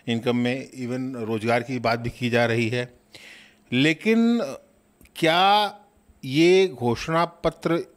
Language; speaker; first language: Hindi; native; Hindi